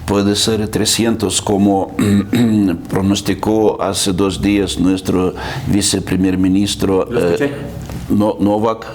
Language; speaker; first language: Spanish; non-native, fluent; Russian